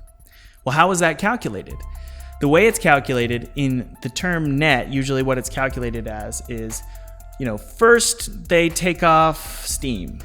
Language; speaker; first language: English; native; English